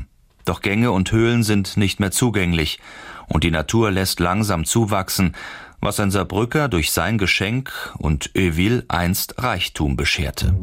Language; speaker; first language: German; native; German